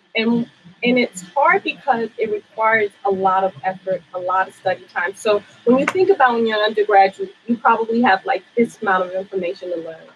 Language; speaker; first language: English; native; English